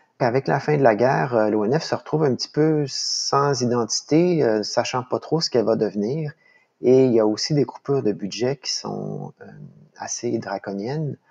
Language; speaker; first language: French; native; French